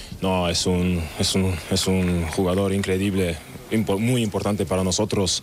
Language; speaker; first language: Spanish; non-native, learner; German